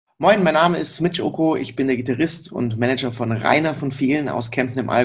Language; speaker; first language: German; native; German